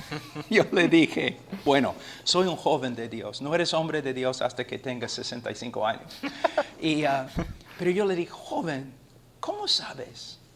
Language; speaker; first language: Spanish; non-native, fluent; English